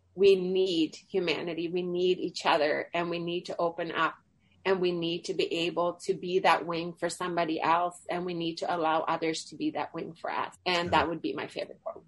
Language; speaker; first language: English; early bilingual, other home language; Swedish